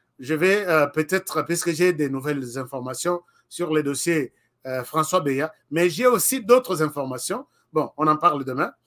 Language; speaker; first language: French; non-native, local second language; Lingala